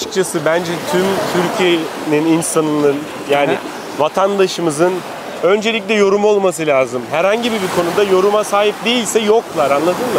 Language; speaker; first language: Turkish; native; Turkish